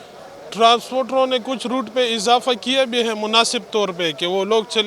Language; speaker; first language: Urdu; non-native, local second language; Pashto